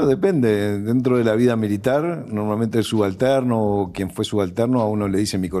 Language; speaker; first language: Spanish; native; Spanish